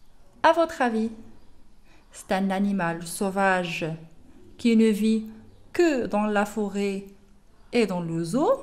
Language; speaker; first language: French; non-native, local second language; Arabic